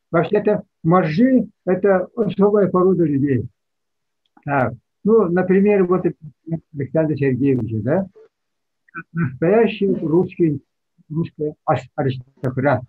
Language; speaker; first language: Russian; non-native, local second language; Yakut